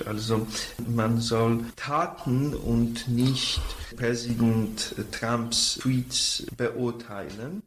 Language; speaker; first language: German; non-native, fluent; Polish